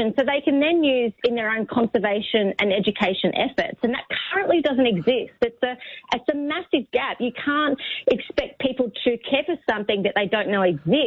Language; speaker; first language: English; native; English